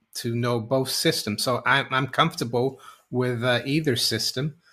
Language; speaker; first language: English; non-native, fluent; Portuguese